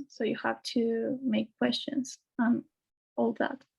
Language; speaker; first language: English; non-native, fluent; Spanish